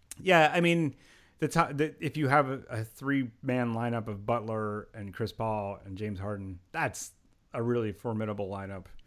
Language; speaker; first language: English; native; English